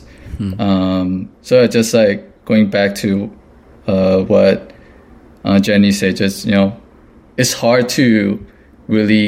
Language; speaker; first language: English; non-native, local second language; Cantonese